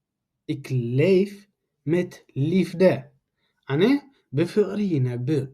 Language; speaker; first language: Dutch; non-native, learner; Tigrinya